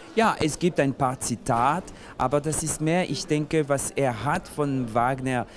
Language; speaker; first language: German; non-native, fluent; French